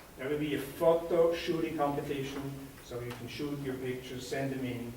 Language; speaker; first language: English; non-native, fluent; Swiss German